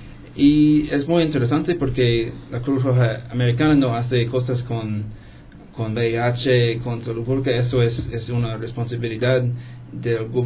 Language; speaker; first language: Spanish; non-native, fluent; English